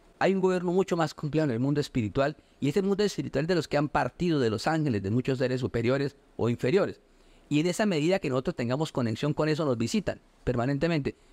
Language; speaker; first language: Spanish; native; Spanish